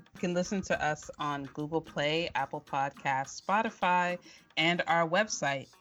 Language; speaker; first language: English; native; English